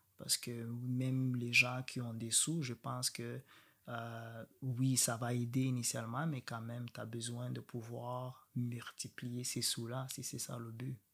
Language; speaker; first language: French; non-native, local second language; Rundi